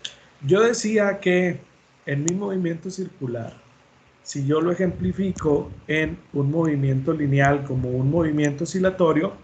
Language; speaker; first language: Spanish; native; Spanish